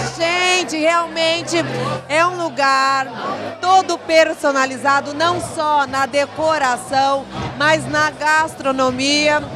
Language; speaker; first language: Portuguese; native; Portuguese